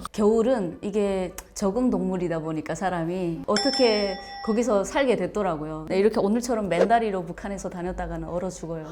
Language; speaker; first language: Korean; native; Korean